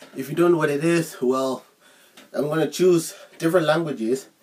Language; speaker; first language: English; native; English